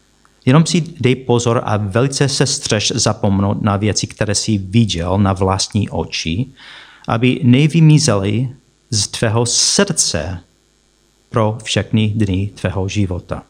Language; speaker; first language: Czech; non-native, fluent; English